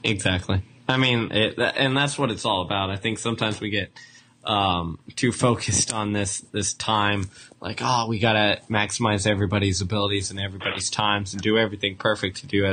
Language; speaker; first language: English; native; English